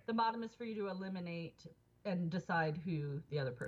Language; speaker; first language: English; native; English